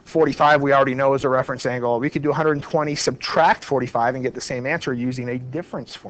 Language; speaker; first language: English; native; English